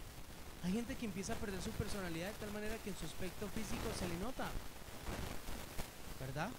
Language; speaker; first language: Spanish; native; Spanish